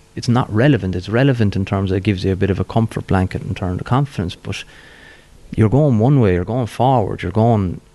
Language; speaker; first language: English; native; English